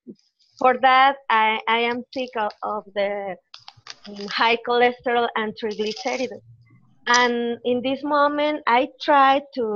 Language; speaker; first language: English; non-native, learner; Spanish